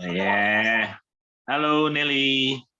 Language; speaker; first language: English; non-native, learner; Indonesian